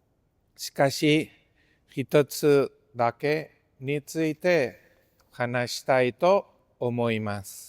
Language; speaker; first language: Japanese; non-native, fluent; Spanish